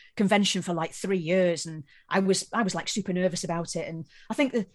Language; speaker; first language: English; native; English